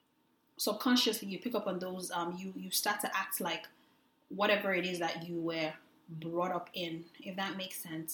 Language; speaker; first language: English; non-native, local second language; Yoruba